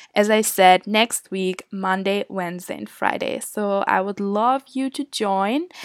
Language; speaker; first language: English; non-native, fluent; German